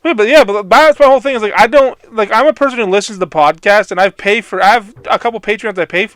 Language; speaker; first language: English; native; English